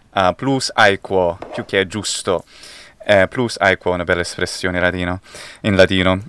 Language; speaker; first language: Italian; non-native, fluent; English